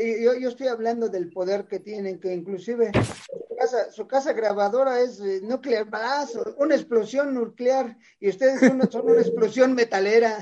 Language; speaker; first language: Spanish; native; Spanish